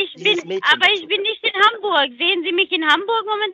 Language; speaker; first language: German; non-native, learner; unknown